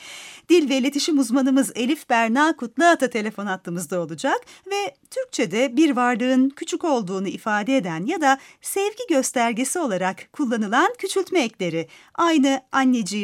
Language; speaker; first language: Turkish; native; Turkish